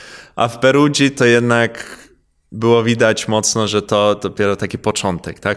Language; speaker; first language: Polish; early bilingual, heritage; Polish